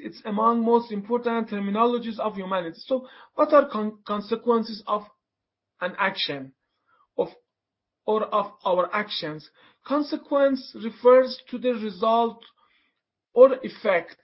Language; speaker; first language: English; non-native, fluent; Persian